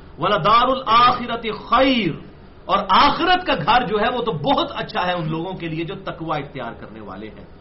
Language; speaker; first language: Urdu; non-native, local second language; Punjabi